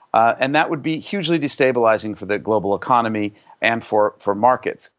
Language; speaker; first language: English; native; English